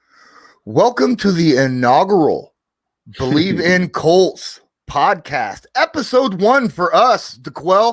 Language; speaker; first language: English; native; English